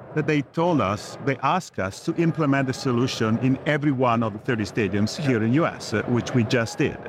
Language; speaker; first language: English; non-native, fluent; Italian